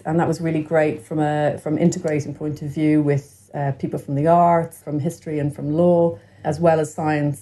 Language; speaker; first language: English; native; English